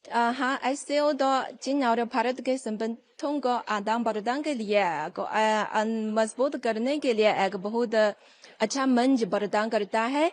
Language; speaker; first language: Hindi; non-native, fluent; Chinese